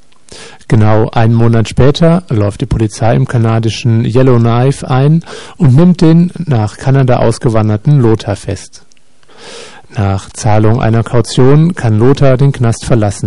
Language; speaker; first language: German; native; German